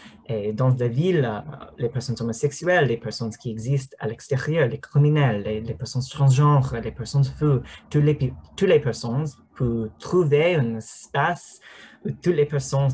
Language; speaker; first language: French; non-native, learner; English